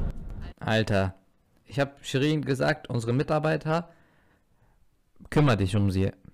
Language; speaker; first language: German; native; German